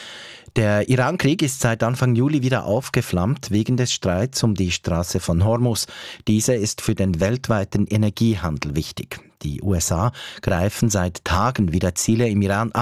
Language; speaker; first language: German; native; German